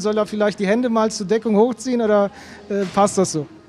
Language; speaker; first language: German; native; German